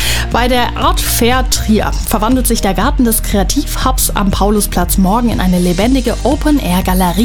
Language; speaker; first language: German; native; German